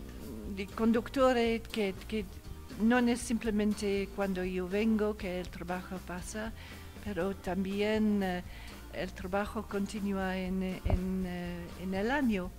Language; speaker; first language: Spanish; non-native, learner; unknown